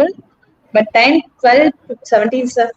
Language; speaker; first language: English; non-native, local second language; Tamil